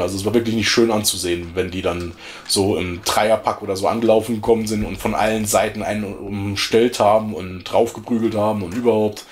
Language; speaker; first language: German; native; German